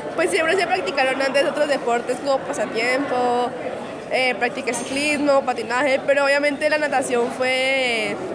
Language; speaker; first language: Spanish; native; Spanish